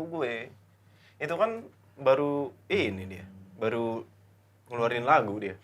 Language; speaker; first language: Indonesian; native; Indonesian